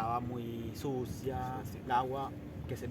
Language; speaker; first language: Spanish; non-native, fluent; Italian